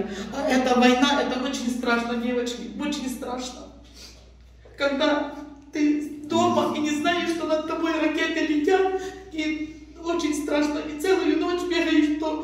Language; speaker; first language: Russian; non-native, local second language; Ukrainian